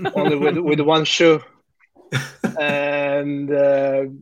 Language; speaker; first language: English; non-native, fluent; Croatian